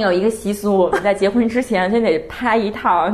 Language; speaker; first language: Chinese; native; Chinese